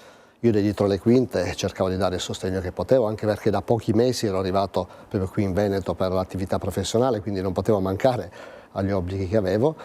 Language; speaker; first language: Italian; native; Italian